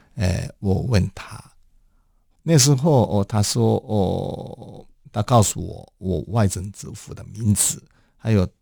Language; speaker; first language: Chinese; non-native, fluent; Japanese